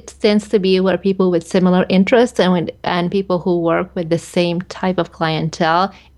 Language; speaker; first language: English; early bilingual, other home language; Hungarian